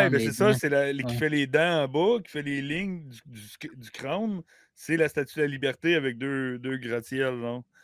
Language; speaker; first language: French; native; French